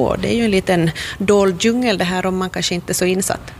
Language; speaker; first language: Swedish; native; Swedish